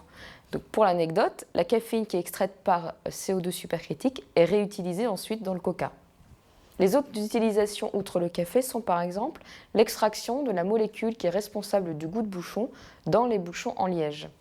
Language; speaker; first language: French; native; French